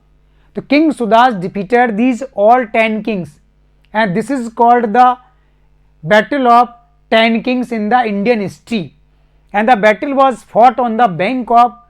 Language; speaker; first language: English; non-native, local second language; Hindi